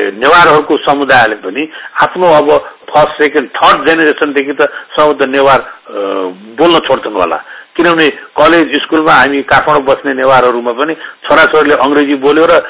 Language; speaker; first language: Nepali; non-native, local second language; Newari